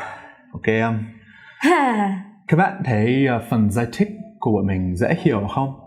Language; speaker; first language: Vietnamese; non-native, fluent; English